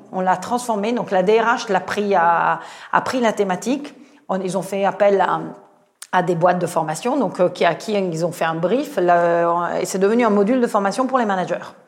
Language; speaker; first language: French; non-native, fluent; Italian